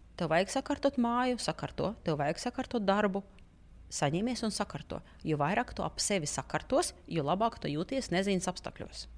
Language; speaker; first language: Latvian; non-native, local second language; Russian